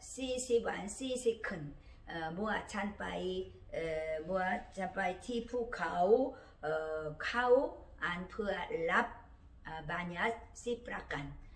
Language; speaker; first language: Thai; non-native, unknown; Korean